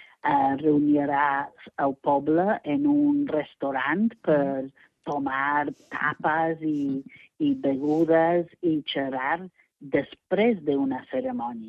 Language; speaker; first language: Catalan; non-native, fluent; English